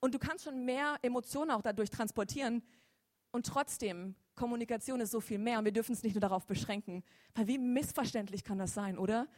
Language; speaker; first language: German; native; German